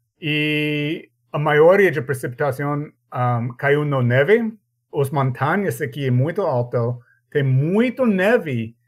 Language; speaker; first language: Portuguese; non-native, learner; English